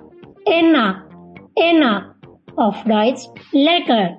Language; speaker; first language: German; non-native, fluent; Indonesian